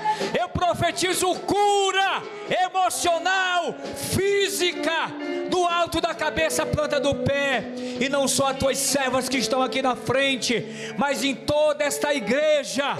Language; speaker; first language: Portuguese; native; Portuguese